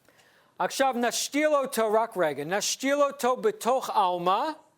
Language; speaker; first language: Hebrew; non-native, fluent; English